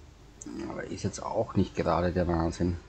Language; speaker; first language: German; native; German